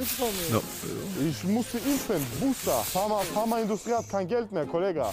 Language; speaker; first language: German; early bilingual, other home language; Russian